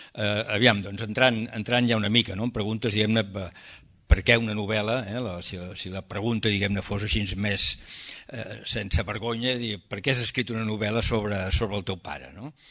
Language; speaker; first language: Catalan; early bilingual, heritage; Catalan